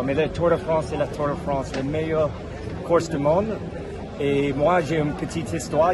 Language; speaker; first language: French; non-native, fluent; English